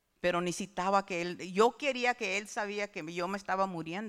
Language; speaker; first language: Spanish; early bilingual, heritage; English